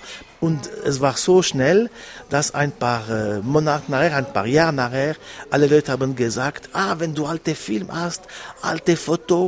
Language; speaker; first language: German; non-native, local second language; French